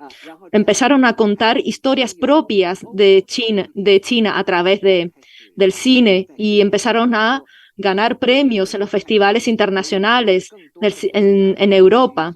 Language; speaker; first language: Spanish; non-native, fluent; Chinese